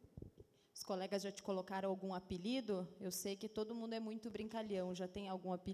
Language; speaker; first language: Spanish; non-native, fluent; Portuguese